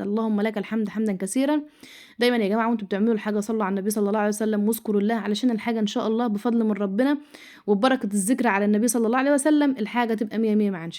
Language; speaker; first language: Arabic; native; Arabic